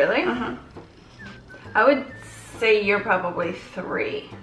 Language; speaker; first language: English; native; English